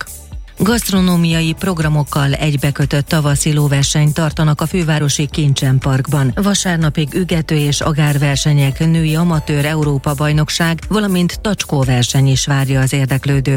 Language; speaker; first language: Hungarian; native; Hungarian